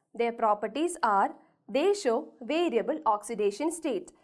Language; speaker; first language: English; non-native, local second language; Malayalam